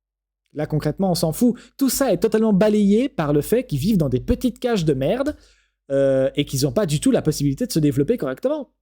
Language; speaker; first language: French; native; French